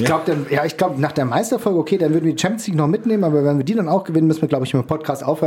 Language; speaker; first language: German; native; German